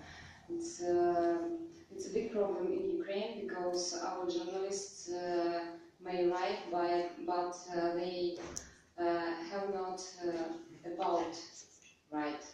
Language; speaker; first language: English; non-native, learner; Russian